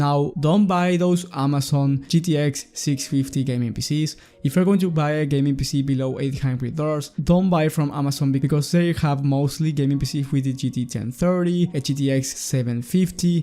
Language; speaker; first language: English; non-native, fluent; Spanish